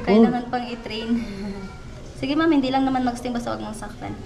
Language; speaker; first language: Filipino; native; Filipino